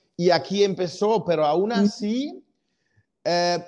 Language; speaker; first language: Spanish; non-native, fluent; German